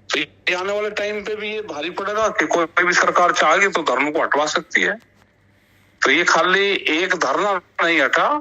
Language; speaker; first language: Hindi; native; Hindi